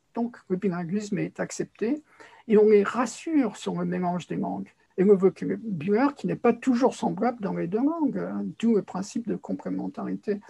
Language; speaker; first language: French; native; French